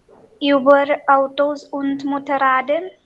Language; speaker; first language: German; non-native, learner; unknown